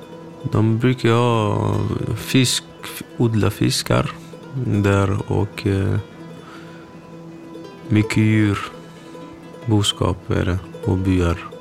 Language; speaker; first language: Swedish; early bilingual, other home language; Kurdish